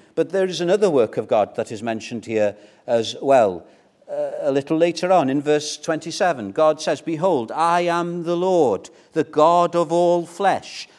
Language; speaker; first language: English; native; English